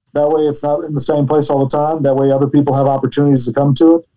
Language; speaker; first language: English; native; English